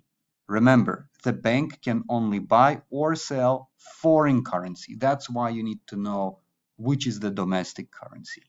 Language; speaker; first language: English; non-native, fluent; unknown